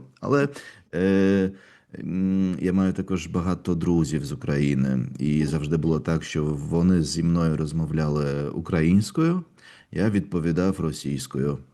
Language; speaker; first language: Ukrainian; non-native, fluent; Russian